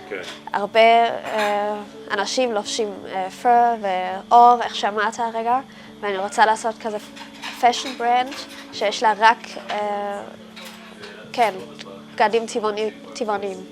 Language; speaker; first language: Hebrew; early bilingual, heritage; German